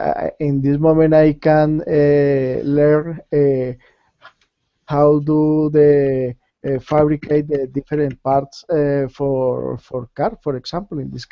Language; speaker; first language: English; non-native, learner; Spanish